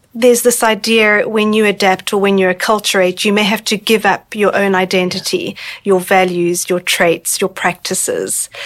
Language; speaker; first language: English; native; English